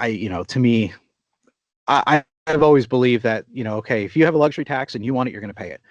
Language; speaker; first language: English; native; English